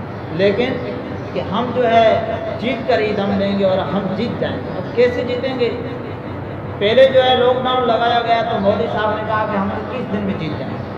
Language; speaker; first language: Urdu; native; Urdu